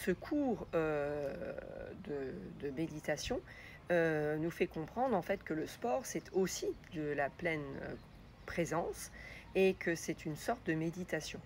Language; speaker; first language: French; native; French